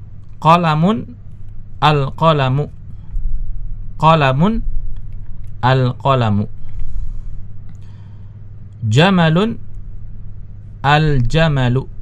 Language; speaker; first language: Arabic; non-native, fluent; Indonesian